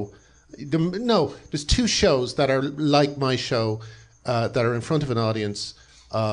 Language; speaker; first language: English; native; English